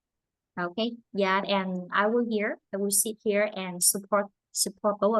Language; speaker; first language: English; non-native, fluent; Vietnamese